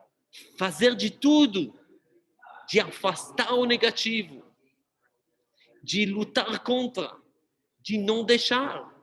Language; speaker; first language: Portuguese; non-native, fluent; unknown